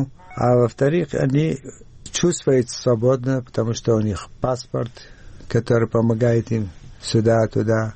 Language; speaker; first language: Russian; non-native, learner; Arabic